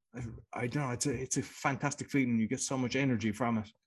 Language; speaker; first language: English; native; English